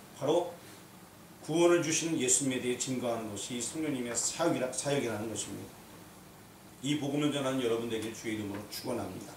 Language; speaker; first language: Korean; native; Korean